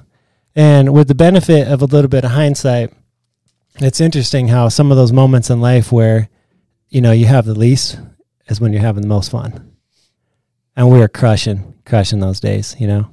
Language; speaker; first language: English; native; English